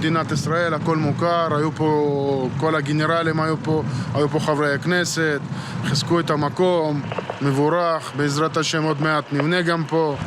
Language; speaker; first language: Hebrew; native; Hebrew